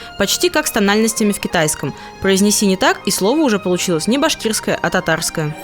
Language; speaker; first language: Russian; native; Russian